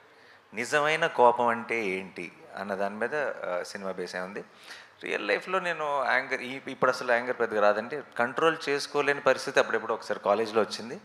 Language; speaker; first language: Telugu; native; Telugu